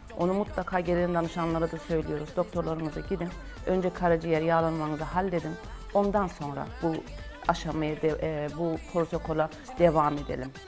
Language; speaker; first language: Turkish; non-native, fluent; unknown